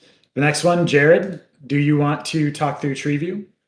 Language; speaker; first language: English; native; English